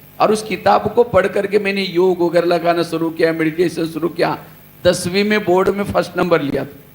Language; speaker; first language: Hindi; non-native, local second language; Marathi